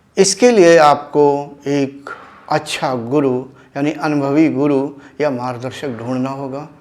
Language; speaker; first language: Hindi; native; Hindi